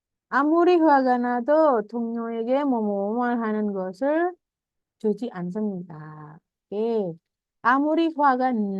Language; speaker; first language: Korean; non-native, fluent; Indonesian